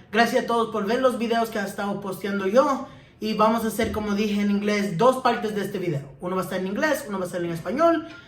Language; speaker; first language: Spanish; early bilingual, other home language; English